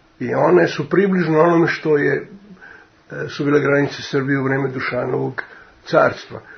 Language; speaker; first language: Serbian; native; Serbian